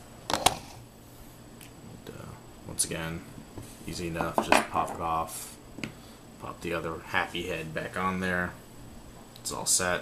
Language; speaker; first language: English; native; English